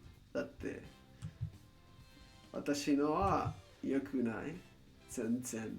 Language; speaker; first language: Japanese; non-native, learner; Spanish